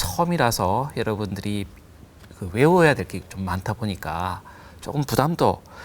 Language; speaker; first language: Korean; native; Korean